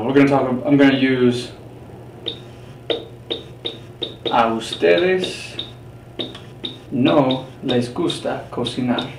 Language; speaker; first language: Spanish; non-native, fluent; English